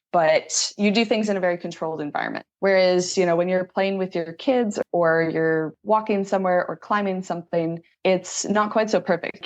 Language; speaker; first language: English; native; English